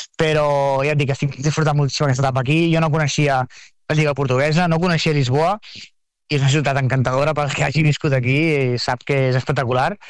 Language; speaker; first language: Catalan; native; Catalan